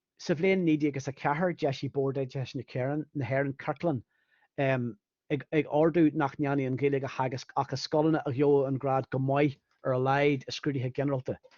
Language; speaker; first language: Irish; non-native, fluent; English